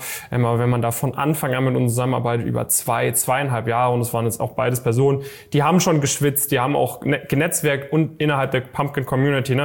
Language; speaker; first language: German; native; German